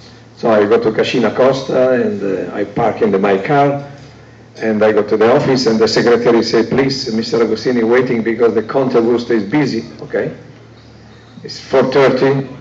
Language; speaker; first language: English; non-native, learner; Italian